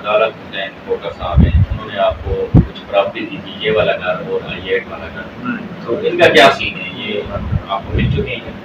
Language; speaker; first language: Urdu; native; Urdu